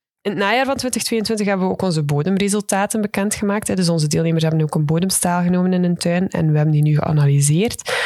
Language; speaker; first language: Dutch; native; Dutch